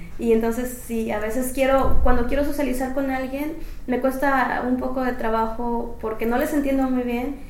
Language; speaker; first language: Spanish; native; Spanish